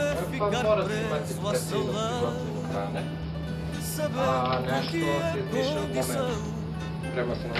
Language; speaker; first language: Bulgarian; non-native, learner; Serbian